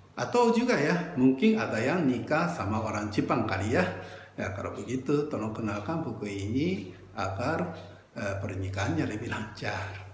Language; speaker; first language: Indonesian; non-native, fluent; Japanese